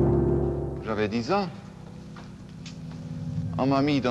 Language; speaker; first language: French; non-native, fluent; German